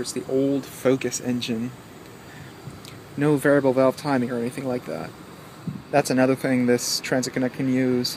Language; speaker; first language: English; native; English